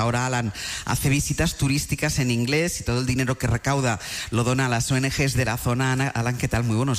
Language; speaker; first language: Spanish; native; Spanish